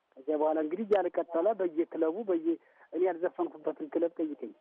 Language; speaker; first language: Amharic; native; Amharic